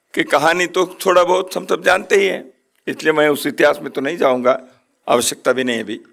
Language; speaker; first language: Hindi; non-native, local second language; Kannada